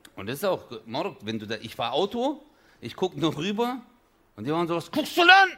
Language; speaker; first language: German; early bilingual, other home language; Turkish